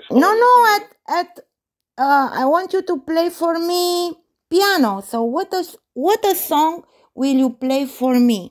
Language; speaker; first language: English; non-native, fluent; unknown